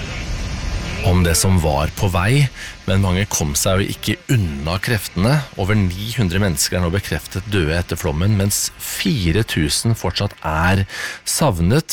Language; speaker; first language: Norwegian; native; Norwegian